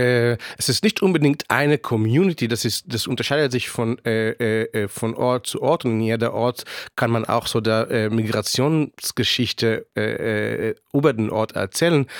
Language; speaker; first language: German; non-native, fluent; Hebrew